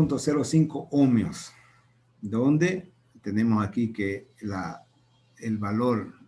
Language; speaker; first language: Spanish; native; Spanish